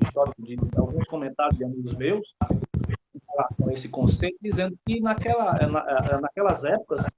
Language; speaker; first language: Portuguese; native; Portuguese